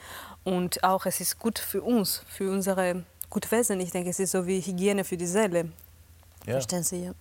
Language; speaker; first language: German; non-native, fluent; Georgian